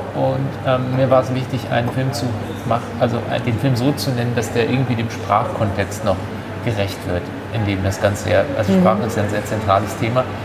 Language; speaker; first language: German; early bilingual, other home language; Turkish